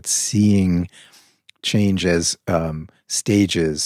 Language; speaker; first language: English; native; English